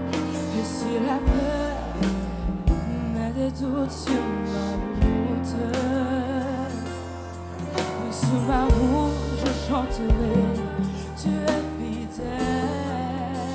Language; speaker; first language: French; native; French